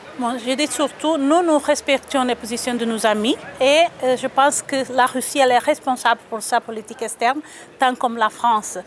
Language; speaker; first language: French; non-native, fluent; Portuguese